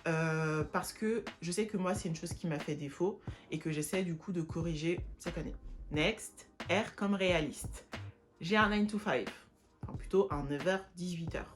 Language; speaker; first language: French; native; French